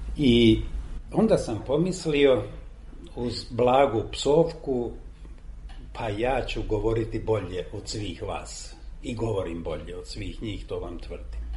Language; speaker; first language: Serbian; non-native, local second language; Hungarian